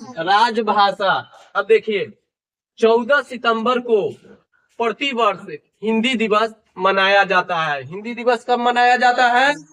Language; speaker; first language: Hindi; native; Hindi